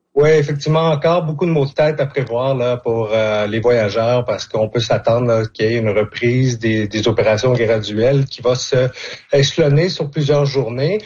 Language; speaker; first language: French; native; French